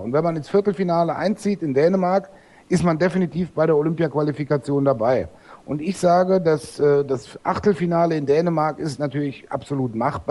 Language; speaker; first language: German; native; German